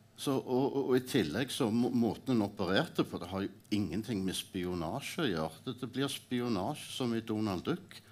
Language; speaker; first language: Norwegian; native; Norwegian